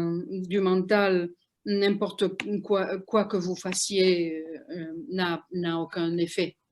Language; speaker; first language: French; non-native, fluent; Spanish